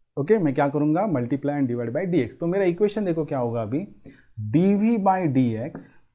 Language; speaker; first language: Hindi; non-native, local second language; Marathi